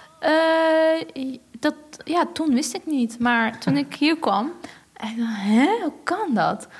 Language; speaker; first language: Dutch; non-native, fluent; Persian